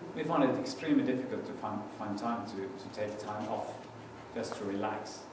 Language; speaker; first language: English; non-native, fluent; Norwegian